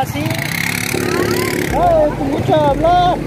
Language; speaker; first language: Spanish; non-native, learner; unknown